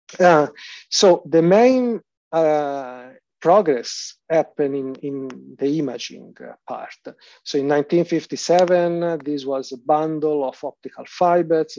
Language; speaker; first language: English; non-native, fluent; Italian